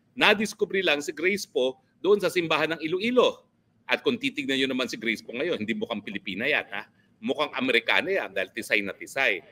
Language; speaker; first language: Filipino; native; Filipino